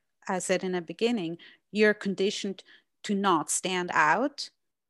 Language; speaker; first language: English; non-native, fluent; German